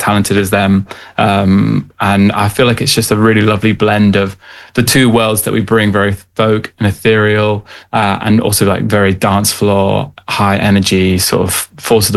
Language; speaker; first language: English; native; English